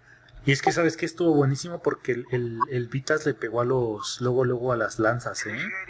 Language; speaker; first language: Spanish; native; Spanish